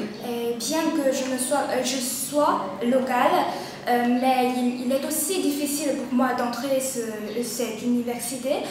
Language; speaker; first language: French; non-native, learner; Chinese